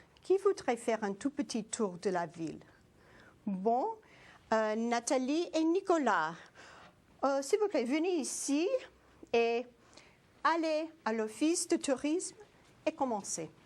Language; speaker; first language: French; non-native, fluent; English